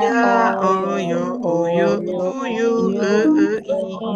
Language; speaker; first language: Korean; non-native, learner; Indonesian